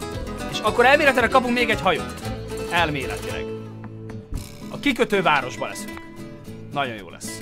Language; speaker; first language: Hungarian; native; Hungarian